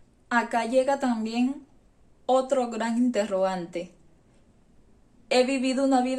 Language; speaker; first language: Spanish; native; Spanish